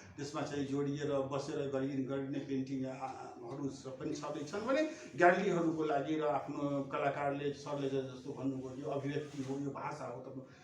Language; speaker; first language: Nepali; non-native, local second language; Maithili